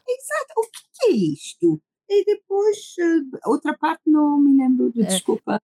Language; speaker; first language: Portuguese; non-native, fluent; Persian